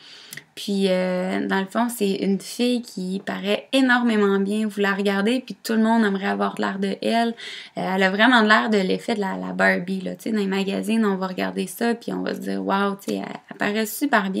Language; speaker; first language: French; native; French